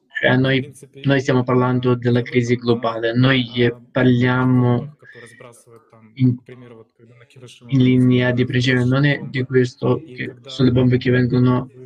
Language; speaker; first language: Italian; non-native, learner; Russian